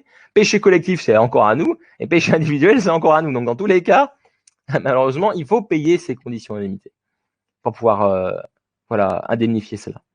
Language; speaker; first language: French; native; French